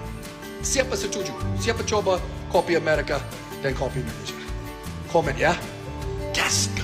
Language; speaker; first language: Indonesian; non-native, fluent; English